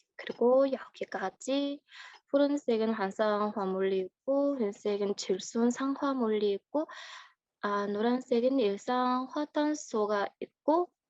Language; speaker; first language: Korean; non-native, learner; Mongolian